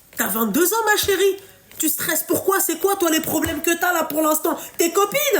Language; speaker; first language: French; native; French